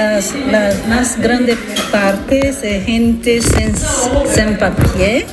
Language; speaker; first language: Spanish; non-native, fluent; Italian